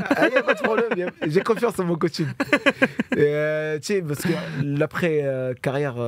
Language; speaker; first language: French; native; French